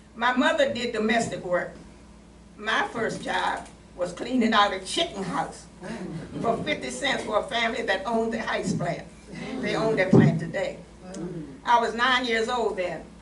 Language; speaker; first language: English; native; English